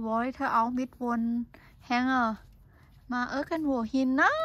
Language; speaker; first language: German; non-native, learner; Thai